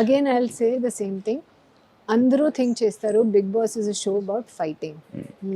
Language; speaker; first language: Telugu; non-native, learner; Hindi